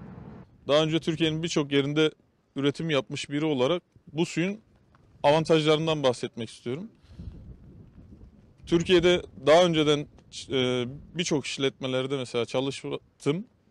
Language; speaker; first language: Turkish; native; Turkish